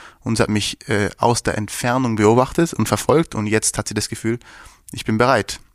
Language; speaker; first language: German; early bilingual, other home language; Persian